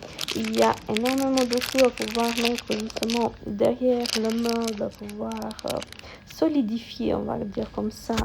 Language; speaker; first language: French; non-native, fluent; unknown